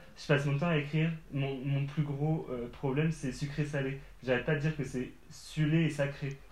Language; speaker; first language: French; native; French